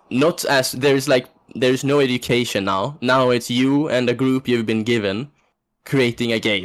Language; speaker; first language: English; non-native, fluent; Swedish